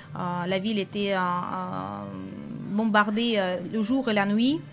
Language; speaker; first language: French; non-native, fluent; Russian